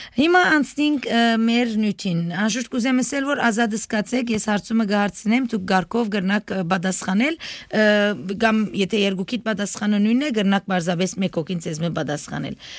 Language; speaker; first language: Armenian; early bilingual, heritage; Armenian